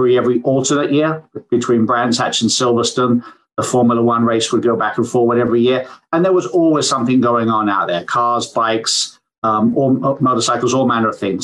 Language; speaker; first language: English; native; English